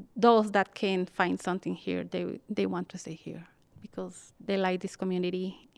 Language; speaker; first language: English; non-native, fluent; Spanish